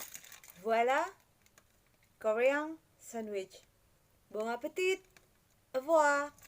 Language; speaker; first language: French; non-native, learner; Indonesian